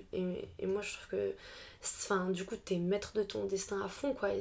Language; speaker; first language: French; native; French